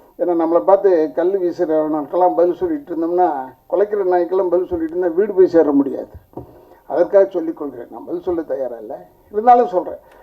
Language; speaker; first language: Tamil; non-native, local second language; Telugu